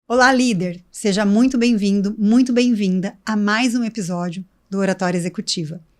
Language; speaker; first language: Portuguese; native; Portuguese